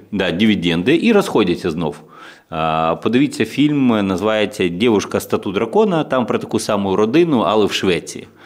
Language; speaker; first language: Ukrainian; non-native, local second language; Russian